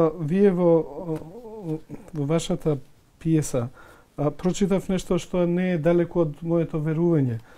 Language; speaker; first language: Macedonian; non-native, local second language; Albanian